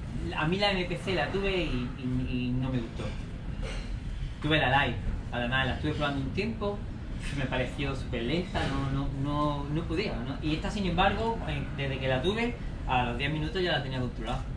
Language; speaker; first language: Spanish; native; Spanish